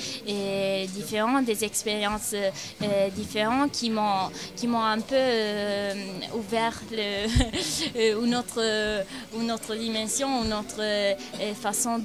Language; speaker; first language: French; non-native, fluent; Italian